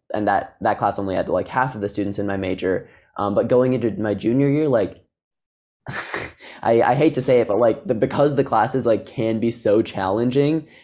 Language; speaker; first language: English; native; English